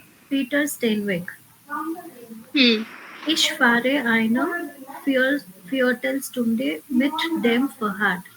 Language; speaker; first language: German; non-native, learner; Hindi